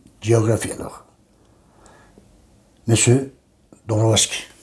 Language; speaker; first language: French; non-native, learner; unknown